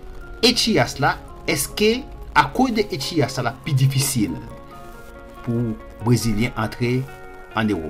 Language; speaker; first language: Portuguese; non-native, learner; Haitian Creole